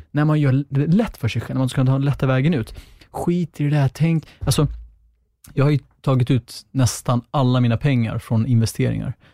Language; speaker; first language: Swedish; early bilingual, other home language; Kurdish